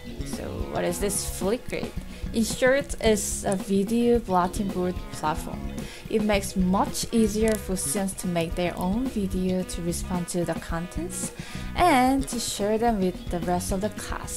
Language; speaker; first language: English; non-native, fluent; Korean